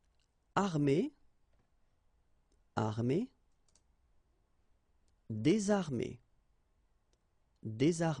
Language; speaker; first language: French; native; French